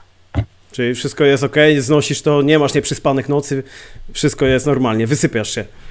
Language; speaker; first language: Polish; native; Polish